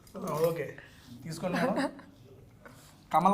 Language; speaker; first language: Telugu; native; Telugu